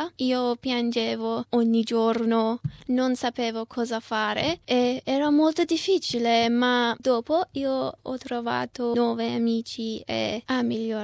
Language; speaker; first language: Italian; non-native, learner; Persian